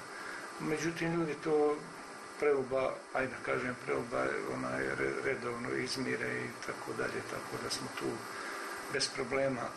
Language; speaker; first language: Croatian; native; Croatian